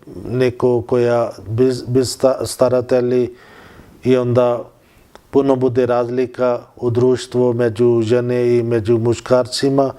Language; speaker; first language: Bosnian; non-native, learner; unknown